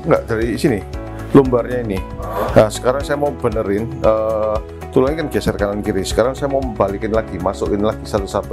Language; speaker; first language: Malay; non-native, local second language; Javanese